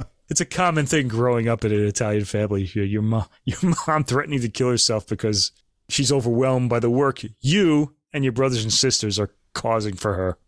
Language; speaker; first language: English; native; English